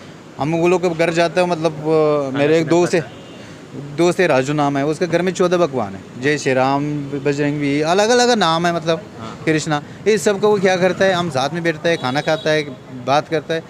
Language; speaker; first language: Hindi; non-native, learner; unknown